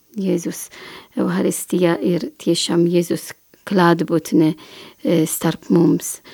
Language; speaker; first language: Latvian; non-native, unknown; Italian